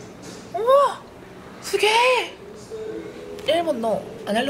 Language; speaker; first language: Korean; non-native, learner; Japanese